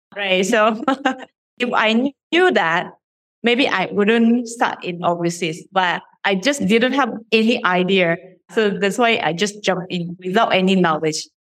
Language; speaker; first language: English; non-native, fluent; Japanese